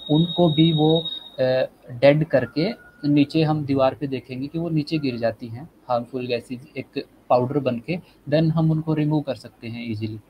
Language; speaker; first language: Hindi; native; Hindi